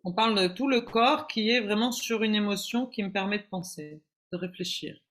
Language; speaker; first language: French; native; French